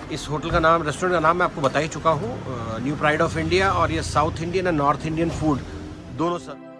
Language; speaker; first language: Hindi; native; Hindi